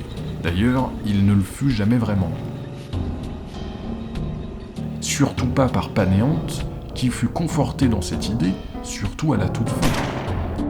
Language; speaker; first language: French; native; French